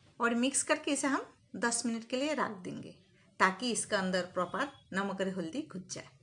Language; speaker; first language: Hindi; native; Hindi